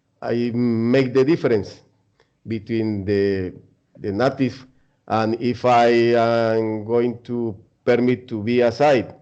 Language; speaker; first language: English; non-native, learner; Spanish